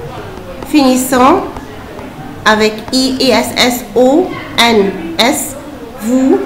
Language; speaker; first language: French; non-native, fluent; Arabic